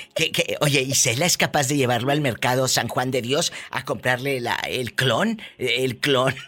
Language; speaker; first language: Spanish; native; Spanish